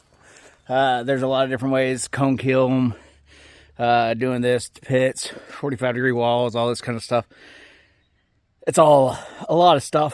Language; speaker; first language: English; native; English